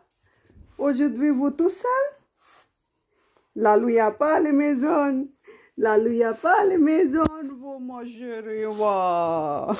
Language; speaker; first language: French; non-native, learner; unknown